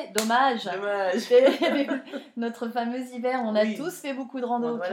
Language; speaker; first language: French; native; French